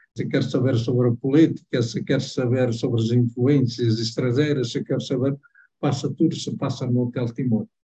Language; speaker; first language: Portuguese; non-native, local second language; Tetum